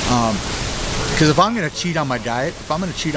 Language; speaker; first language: English; native; English